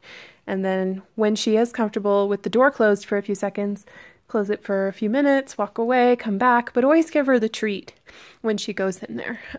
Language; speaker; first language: English; native; English